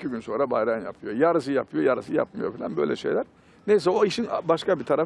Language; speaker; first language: Turkish; native; Turkish